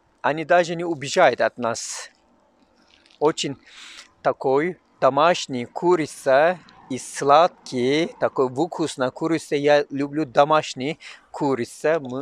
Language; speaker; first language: Russian; non-native, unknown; Turkish